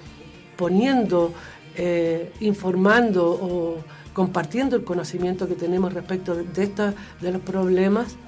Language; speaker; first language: Spanish; native; Spanish